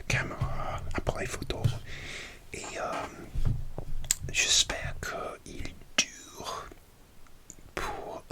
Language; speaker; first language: French; non-native, learner; English